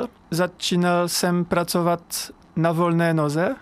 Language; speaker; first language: Czech; non-native, learner; French